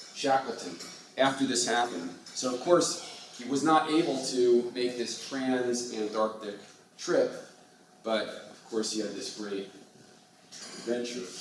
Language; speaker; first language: English; native; English